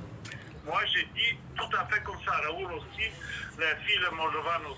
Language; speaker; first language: French; non-native, learner; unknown